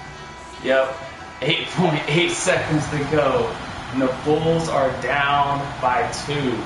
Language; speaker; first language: English; native; English